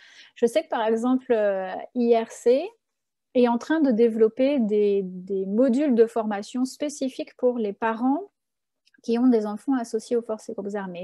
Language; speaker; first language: French; native; French